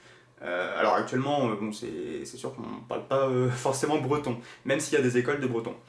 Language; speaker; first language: French; native; French